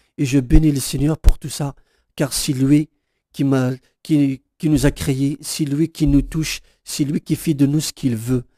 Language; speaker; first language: French; non-native, local second language; Kabyle